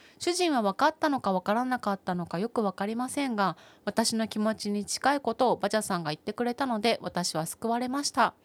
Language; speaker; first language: Japanese; native; Japanese